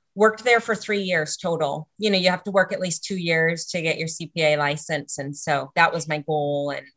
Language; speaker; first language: English; native; English